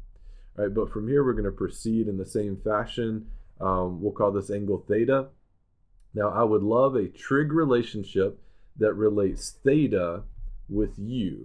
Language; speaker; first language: English; native; English